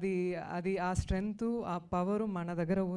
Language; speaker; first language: Telugu; non-native, fluent; Tamil